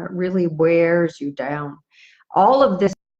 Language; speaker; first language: English; native; English